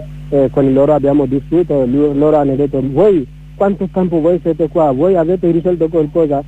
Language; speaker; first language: Italian; non-native, learner; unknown